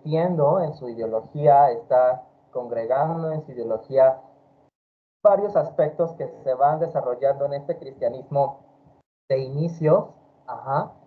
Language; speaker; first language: Spanish; native; Spanish